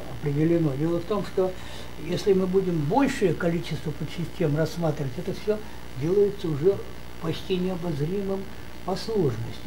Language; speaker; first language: Russian; native; Russian